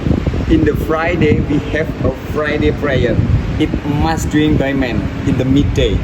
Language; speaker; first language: English; non-native, learner; Indonesian